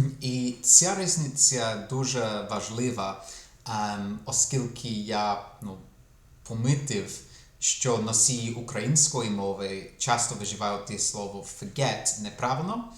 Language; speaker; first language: Ukrainian; non-native, fluent; English